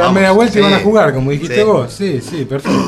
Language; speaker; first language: Spanish; native; Spanish